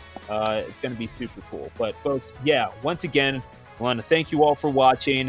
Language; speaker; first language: English; native; English